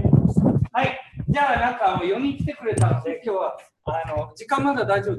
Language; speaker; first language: Japanese; native; Japanese